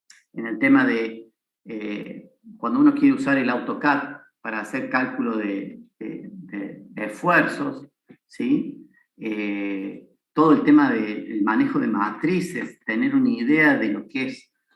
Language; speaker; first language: Spanish; native; Spanish